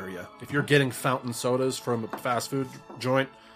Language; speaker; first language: English; native; English